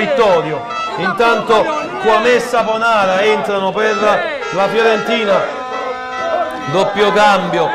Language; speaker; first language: Italian; native; Italian